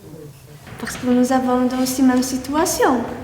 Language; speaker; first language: French; non-native, learner; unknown